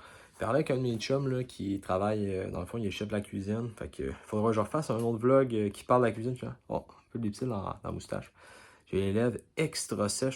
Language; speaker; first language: French; native; French